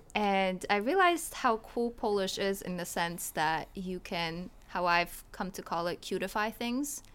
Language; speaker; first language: English; early bilingual, other home language; Polish